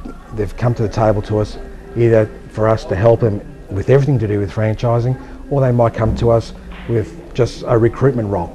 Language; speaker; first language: English; native; English